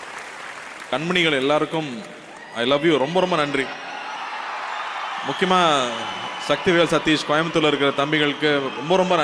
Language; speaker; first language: Tamil; native; Tamil